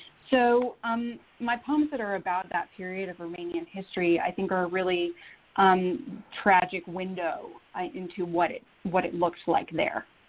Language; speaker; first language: English; native; English